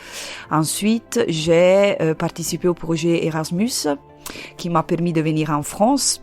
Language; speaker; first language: French; native; French